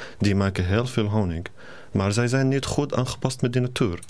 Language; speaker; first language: Dutch; non-native, learner; Arabic